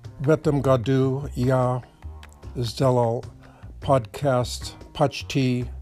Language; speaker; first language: Russian; non-native, learner; English